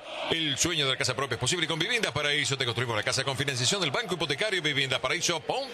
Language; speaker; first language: Spanish; native; Spanish